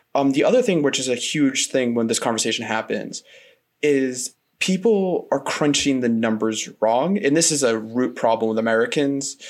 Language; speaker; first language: English; native; English